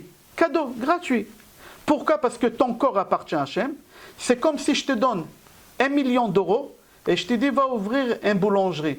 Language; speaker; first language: French; native; French